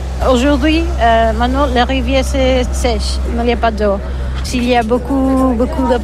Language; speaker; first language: French; non-native, learner; Catalan